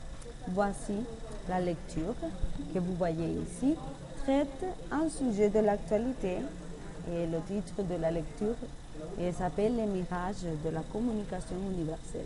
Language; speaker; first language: French; non-native, learner; Spanish